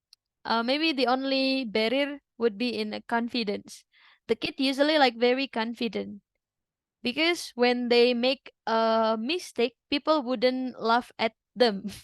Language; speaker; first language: English; non-native, fluent; Indonesian